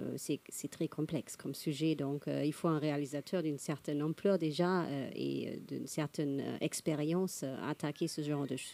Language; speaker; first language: French; non-native, fluent; German